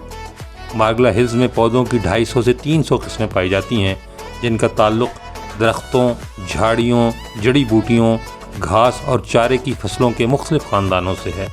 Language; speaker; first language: Urdu; native; Urdu